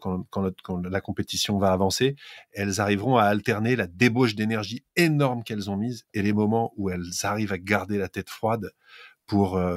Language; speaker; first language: French; native; French